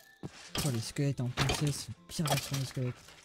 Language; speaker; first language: French; native; French